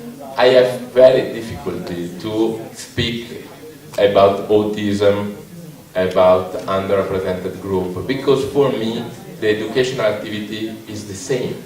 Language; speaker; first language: English; non-native, learner; Italian